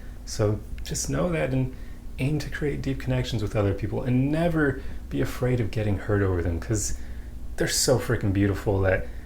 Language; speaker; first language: English; native; English